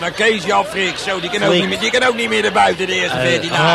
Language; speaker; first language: Dutch; native; Dutch